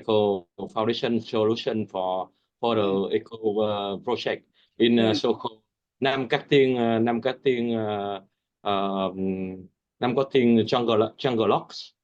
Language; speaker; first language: English; non-native, learner; Vietnamese